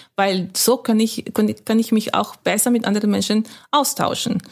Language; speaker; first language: German; non-native, fluent; Spanish